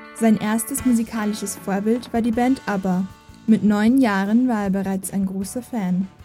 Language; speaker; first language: German; native; German